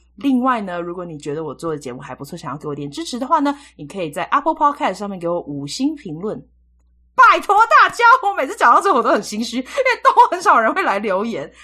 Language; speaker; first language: Chinese; native; Chinese